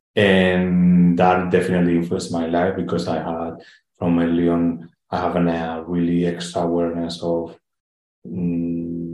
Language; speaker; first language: English; non-native, fluent; Spanish